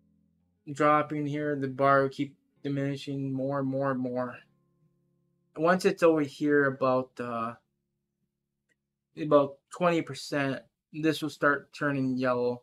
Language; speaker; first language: English; native; English